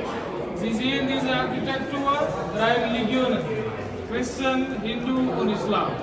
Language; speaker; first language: German; non-native, learner; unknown